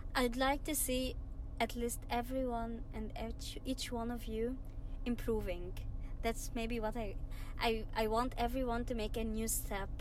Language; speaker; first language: English; non-native, fluent; Arabic